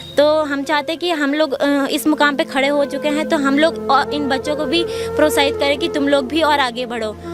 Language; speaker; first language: Hindi; non-native, local second language; Garhwali